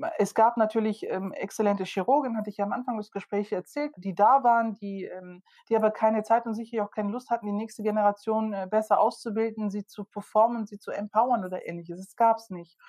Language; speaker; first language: German; early bilingual, other home language; Turkish